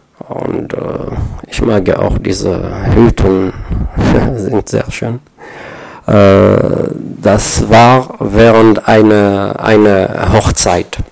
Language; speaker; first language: German; non-native, fluent; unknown